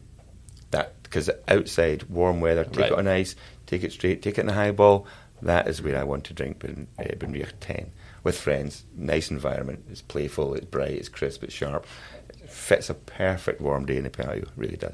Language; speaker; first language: English; native; English